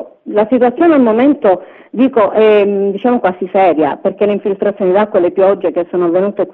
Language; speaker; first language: Italian; native; Italian